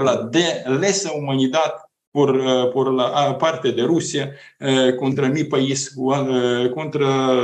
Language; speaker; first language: Spanish; non-native, fluent; Ukrainian